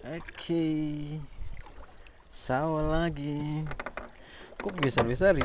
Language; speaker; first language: Malay; native; Malay